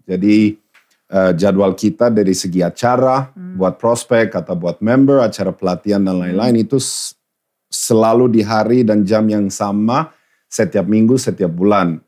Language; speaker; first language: Indonesian; non-native, fluent; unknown